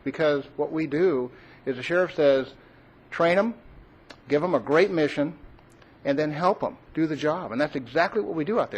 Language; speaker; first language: English; native; English